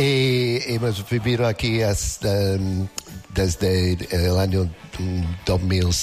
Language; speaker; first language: Spanish; non-native, learner; English